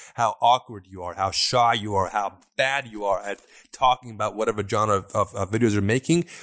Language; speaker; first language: English; non-native, fluent; Persian